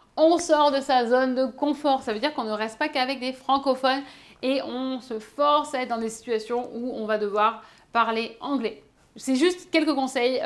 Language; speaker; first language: French; native; French